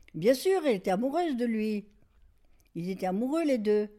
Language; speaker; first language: French; native; French